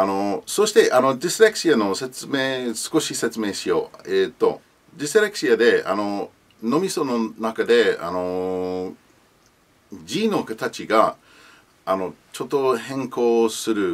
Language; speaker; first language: Japanese; non-native, learner; English